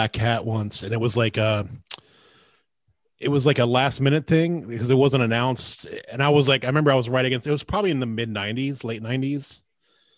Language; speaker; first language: English; native; English